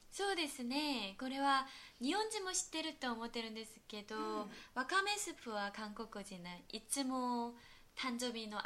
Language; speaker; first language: Japanese; non-native, fluent; Korean